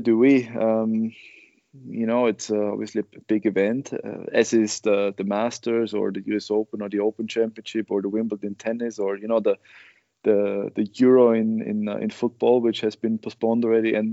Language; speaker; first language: English; non-native, fluent; German